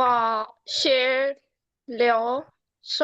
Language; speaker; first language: Chinese; non-native, learner; Urdu